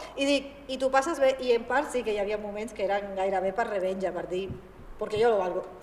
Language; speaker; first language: Catalan; non-native, fluent; Spanish